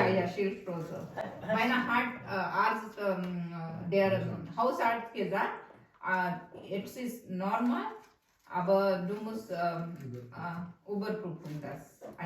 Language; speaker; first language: German; non-native, learner; Marathi